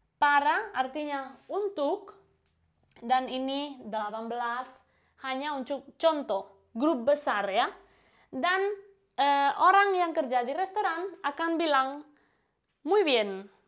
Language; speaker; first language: Indonesian; non-native, fluent; Spanish